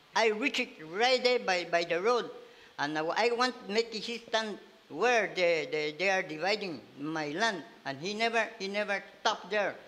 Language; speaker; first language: English; non-native, local second language; Spanish